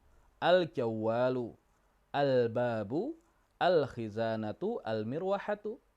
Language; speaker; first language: Arabic; non-native, fluent; Indonesian